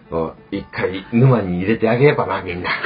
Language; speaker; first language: Japanese; native; Japanese